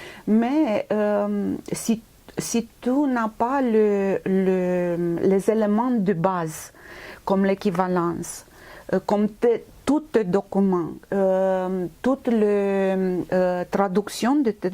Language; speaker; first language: French; non-native, fluent; Romanian